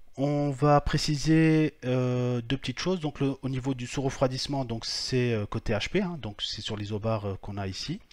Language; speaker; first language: French; native; French